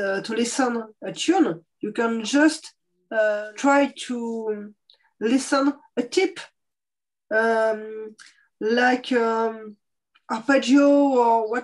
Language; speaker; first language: English; non-native, fluent; French